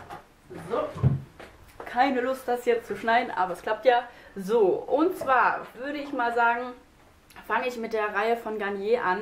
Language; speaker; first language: German; native; German